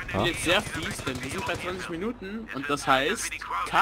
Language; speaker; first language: German; native; German